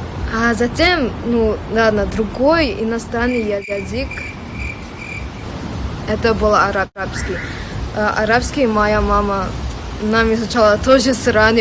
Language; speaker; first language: Russian; non-native, local second language; English